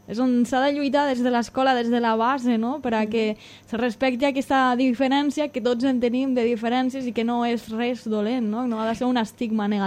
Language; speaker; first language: Catalan; native; Catalan